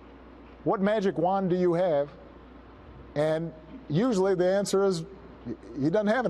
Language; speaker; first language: English; native; English